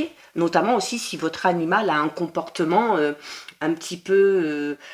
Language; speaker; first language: French; native; French